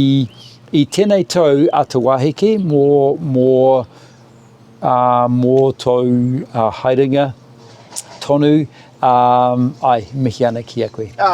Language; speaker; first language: Māori; non-native, local second language; English